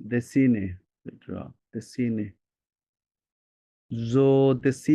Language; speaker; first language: French; non-native, learner; Bangla